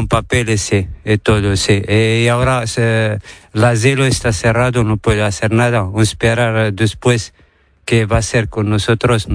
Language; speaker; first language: Spanish; non-native, learner; Arabic